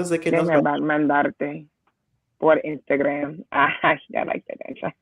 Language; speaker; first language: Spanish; non-native, learner; English